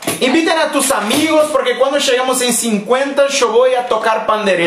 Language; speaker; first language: Spanish; non-native, fluent; Portuguese